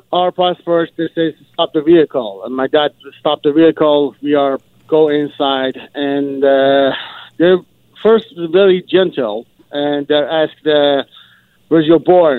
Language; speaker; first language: English; non-native, learner; Persian